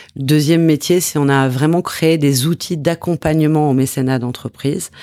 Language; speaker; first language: French; native; French